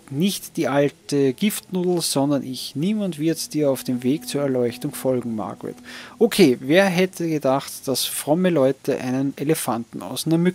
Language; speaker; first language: German; native; German